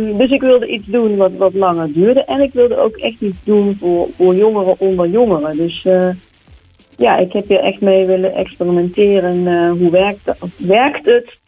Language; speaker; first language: Dutch; native; Dutch